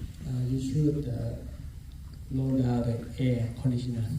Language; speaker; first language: English; non-native, learner; Thai